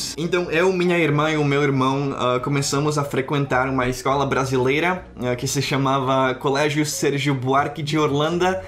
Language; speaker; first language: Portuguese; non-native, fluent; Czech